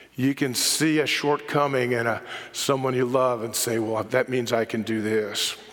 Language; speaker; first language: English; native; English